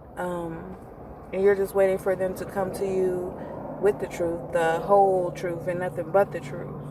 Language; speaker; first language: English; native; English